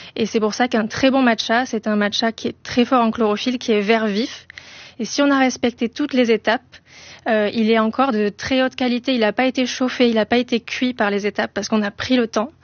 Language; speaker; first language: French; native; French